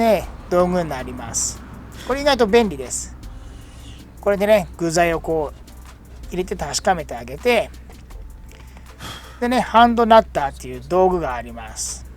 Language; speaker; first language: Japanese; native; Japanese